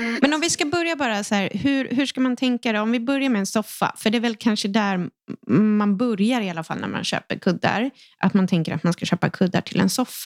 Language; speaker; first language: Swedish; native; Swedish